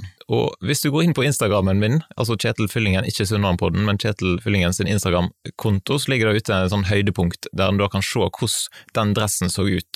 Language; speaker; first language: Norwegian; native; Norwegian